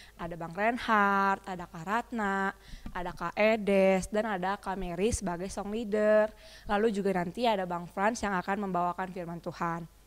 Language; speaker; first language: Indonesian; native; Indonesian